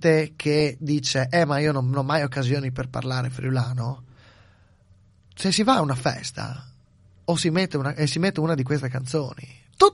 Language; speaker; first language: Italian; native; Italian